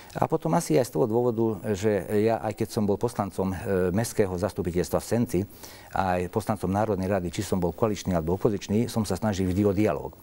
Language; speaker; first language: Slovak; non-native, local second language; Hungarian